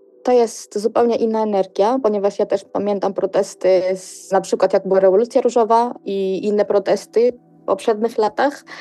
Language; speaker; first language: Polish; non-native, fluent; Georgian